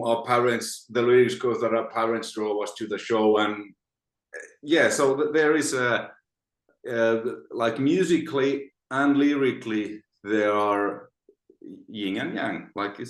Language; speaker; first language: English; non-native, fluent; Finnish